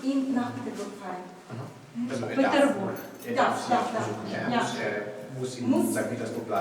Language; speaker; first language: German; non-native, learner; Ukrainian